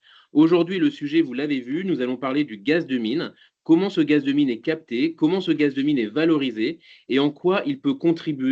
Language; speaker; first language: French; native; French